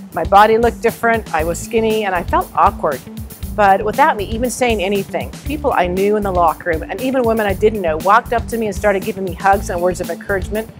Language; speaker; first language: English; native; English